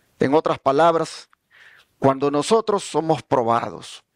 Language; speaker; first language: Spanish; native; Spanish